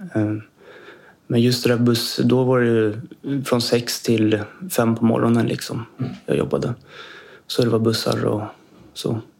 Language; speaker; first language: Swedish; native; Swedish